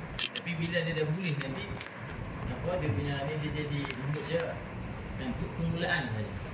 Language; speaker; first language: Malay; native; Malay